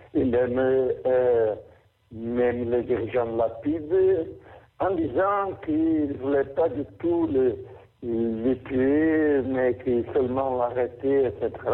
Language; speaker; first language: French; non-native, fluent; Portuguese